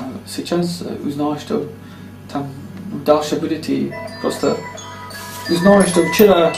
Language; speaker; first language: Russian; non-native, learner; English